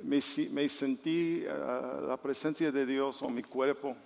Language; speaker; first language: Spanish; non-native, learner; English